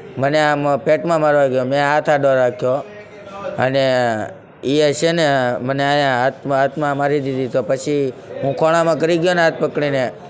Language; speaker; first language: Gujarati; native; Gujarati